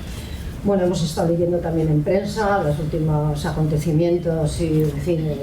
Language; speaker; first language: Spanish; native; Spanish